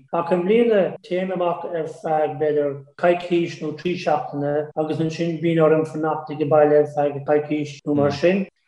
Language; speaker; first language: Irish; native; Irish